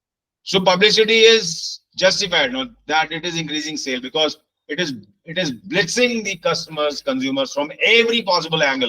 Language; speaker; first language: English; non-native, local second language; Hindi